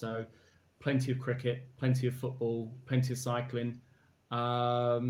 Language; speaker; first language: English; native; English